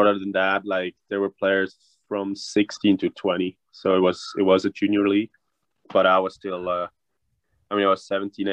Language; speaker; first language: English; non-native, fluent; Swiss German